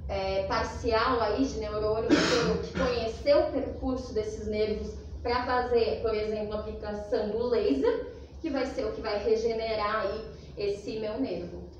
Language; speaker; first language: Portuguese; native; Portuguese